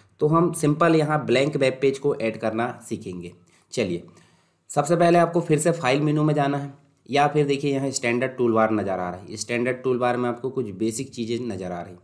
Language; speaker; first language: Hindi; native; Hindi